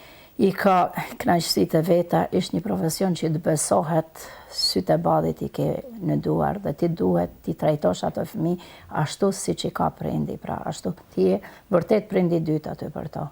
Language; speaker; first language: Albanian; native; Albanian